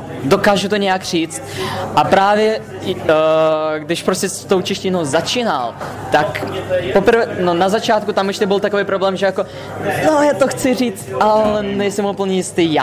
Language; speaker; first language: Czech; non-native, fluent; Russian